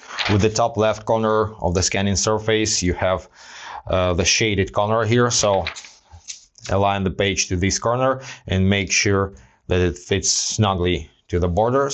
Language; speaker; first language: English; non-native, fluent; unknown